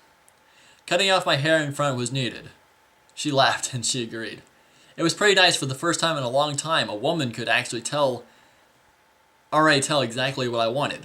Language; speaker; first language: English; native; English